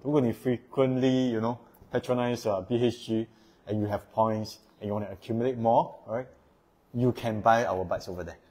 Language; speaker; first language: English; non-native, local second language; Chinese